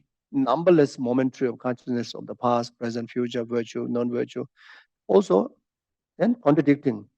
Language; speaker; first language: English; non-native, fluent; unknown